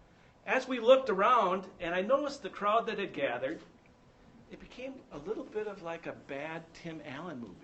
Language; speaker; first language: English; native; English